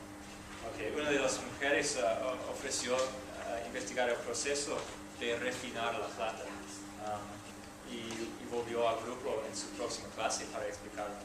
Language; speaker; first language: Spanish; non-native, fluent; English